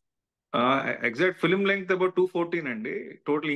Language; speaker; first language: Telugu; native; Telugu